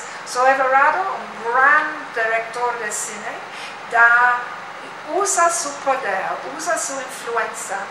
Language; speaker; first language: Spanish; non-native, learner; English